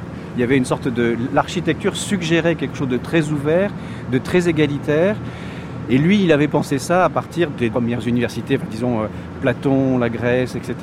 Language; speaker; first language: French; native; French